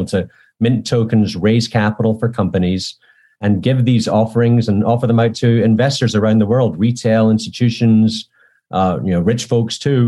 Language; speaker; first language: English; native; English